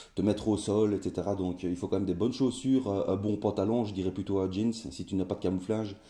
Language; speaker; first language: French; native; French